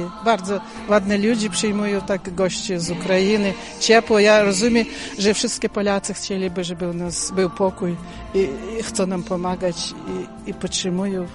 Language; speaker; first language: Polish; early bilingual, heritage; Polish